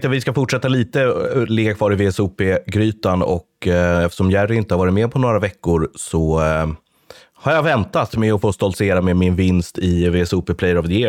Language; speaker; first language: Swedish; native; Swedish